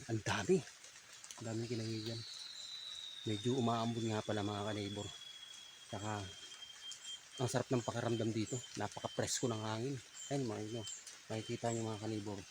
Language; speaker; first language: Filipino; native; Filipino